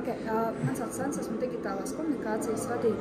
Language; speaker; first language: Latvian; native; Latvian